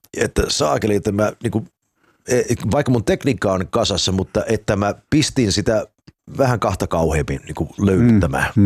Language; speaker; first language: Finnish; early bilingual, heritage; Finnish